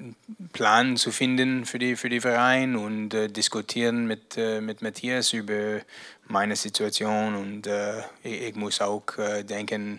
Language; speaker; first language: German; non-native, learner; English